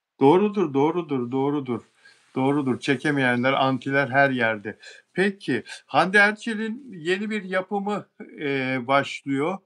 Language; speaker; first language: Turkish; native; Turkish